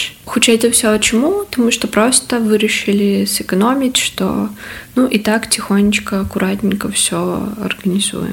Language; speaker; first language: Belarusian; native; Belarusian